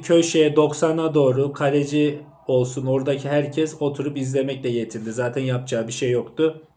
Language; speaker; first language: Turkish; native; Turkish